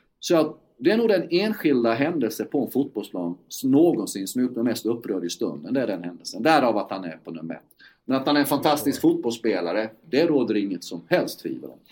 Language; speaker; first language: Swedish; native; Swedish